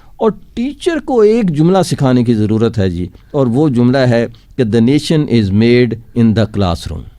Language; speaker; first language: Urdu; non-native, local second language; Punjabi